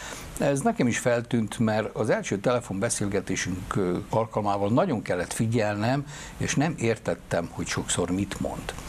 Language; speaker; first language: Hungarian; native; Hungarian